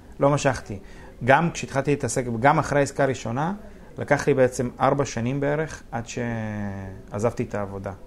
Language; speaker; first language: Hebrew; early bilingual, other home language; Russian